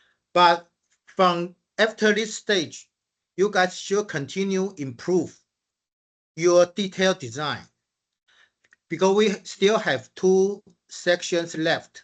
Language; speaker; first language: English; non-native, fluent; Chinese